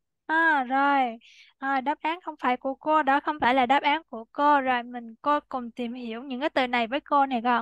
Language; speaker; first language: Vietnamese; native; Vietnamese